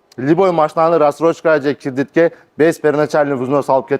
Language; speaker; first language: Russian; non-native, local second language; Kyrgyz